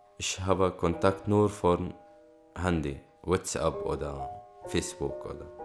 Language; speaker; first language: German; non-native, learner; Arabic